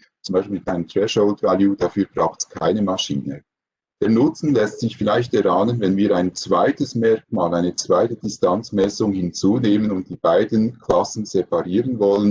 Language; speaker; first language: German; native; German